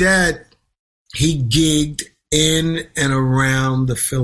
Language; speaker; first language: English; native; English